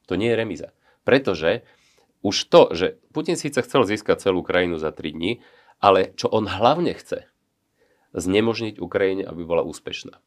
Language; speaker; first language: Slovak; native; Slovak